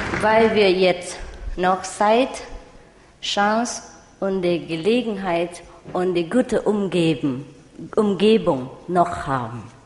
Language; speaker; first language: German; non-native, learner; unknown